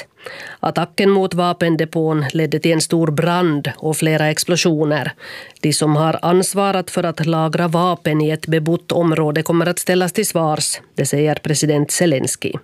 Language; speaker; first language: Swedish; native; Swedish